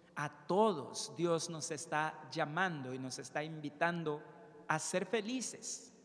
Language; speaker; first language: Spanish; native; Spanish